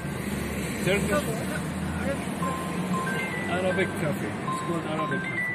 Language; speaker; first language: English; non-native, fluent; Arabic